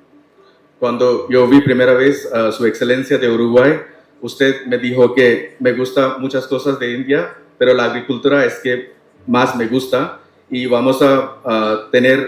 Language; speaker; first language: Spanish; non-native, learner; Tamil